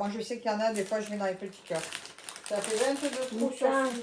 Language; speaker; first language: French; native; French